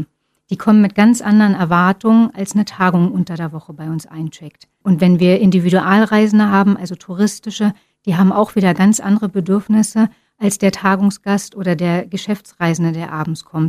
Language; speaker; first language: German; native; German